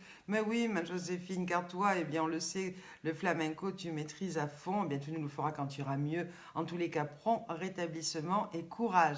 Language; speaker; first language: French; native; French